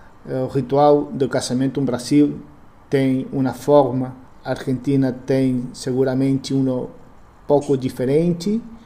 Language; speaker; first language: Portuguese; non-native, learner; Spanish